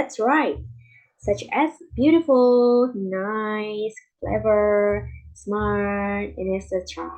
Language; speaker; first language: English; non-native, fluent; Indonesian